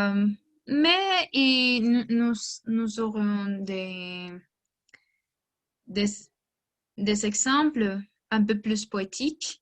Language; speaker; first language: French; non-native, learner; Spanish